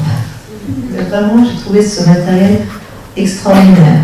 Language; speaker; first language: French; native; French